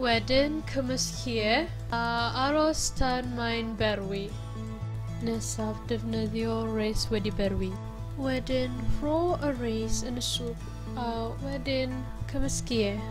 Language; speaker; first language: Welsh; non-native, learner; Malay